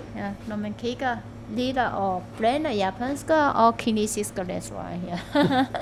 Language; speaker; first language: Danish; non-native, learner; Chinese